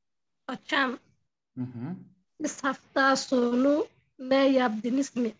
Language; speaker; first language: Turkish; non-native, learner; Somali